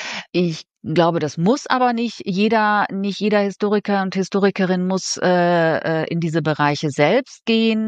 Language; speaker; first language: German; native; German